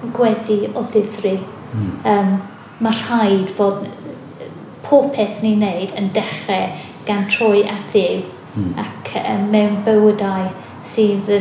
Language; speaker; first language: Welsh; non-native, fluent; English